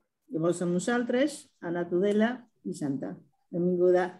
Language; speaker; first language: Catalan; non-native, fluent; Spanish